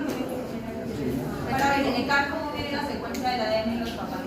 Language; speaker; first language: Spanish; native; Spanish